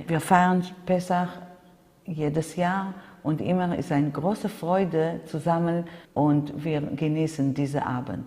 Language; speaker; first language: German; non-native, fluent; Hebrew